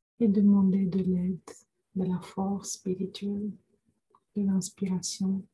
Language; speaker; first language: French; non-native, fluent; Romanian